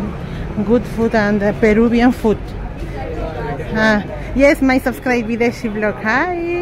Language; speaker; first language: English; non-native, learner; Spanish